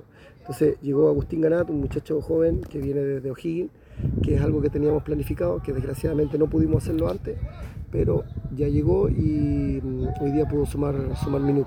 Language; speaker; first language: Spanish; native; Spanish